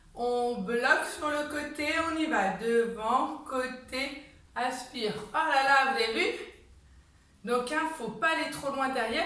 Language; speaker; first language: French; native; French